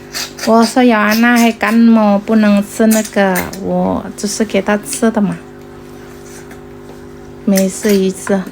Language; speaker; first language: Chinese; non-native, fluent; Indonesian